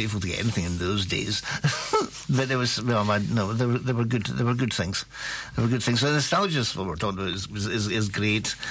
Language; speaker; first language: English; native; English